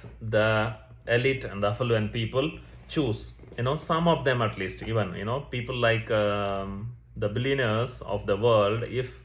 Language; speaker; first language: English; non-native, local second language; Tamil